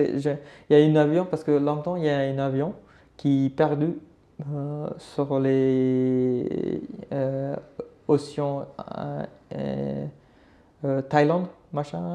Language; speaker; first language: French; non-native, learner; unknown